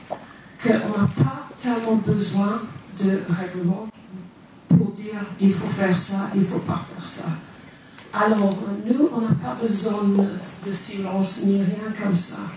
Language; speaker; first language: French; non-native, fluent; English